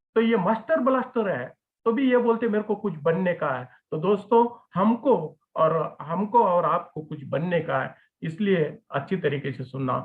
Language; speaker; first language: Hindi; non-native, local second language; Marathi